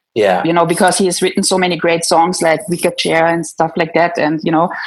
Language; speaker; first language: English; non-native, fluent; German